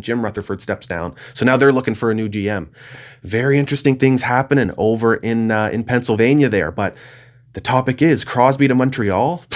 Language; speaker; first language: English; native; English